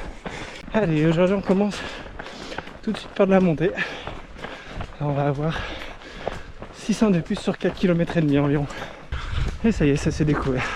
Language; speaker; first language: French; native; French